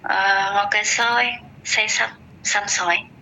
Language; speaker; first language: Chinese; non-native, learner; Indonesian